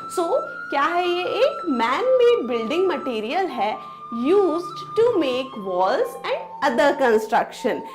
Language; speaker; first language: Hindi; non-native, local second language; Gujarati